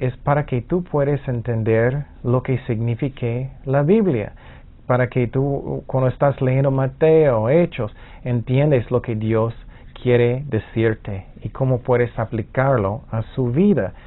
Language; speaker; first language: Spanish; non-native, fluent; English